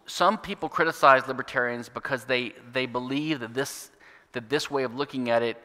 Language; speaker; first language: English; native; English